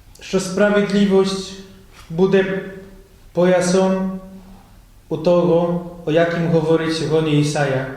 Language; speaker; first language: Ukrainian; non-native, fluent; Polish